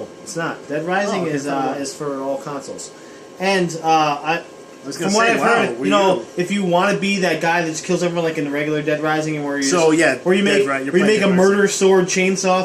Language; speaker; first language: English; native; English